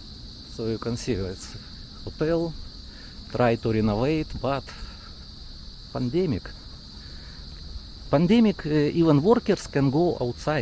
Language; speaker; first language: English; non-native, learner; Russian